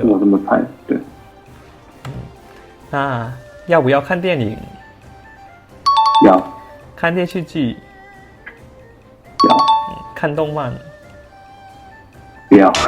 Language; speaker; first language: Chinese; non-native, fluent; Thai